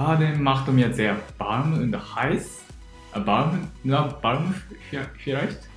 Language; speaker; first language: German; non-native, learner; Japanese